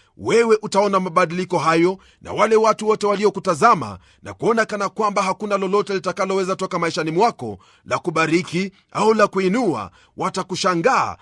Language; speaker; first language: Swahili; non-native, local second language; Luyia